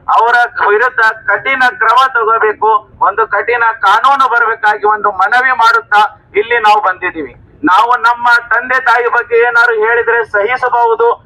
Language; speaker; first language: Kannada; non-native, local second language; Urdu